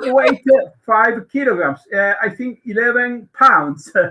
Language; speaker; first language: English; non-native, learner; Italian